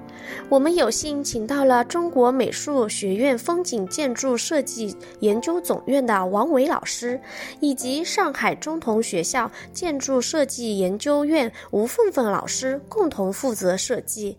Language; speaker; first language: Chinese; native; Chinese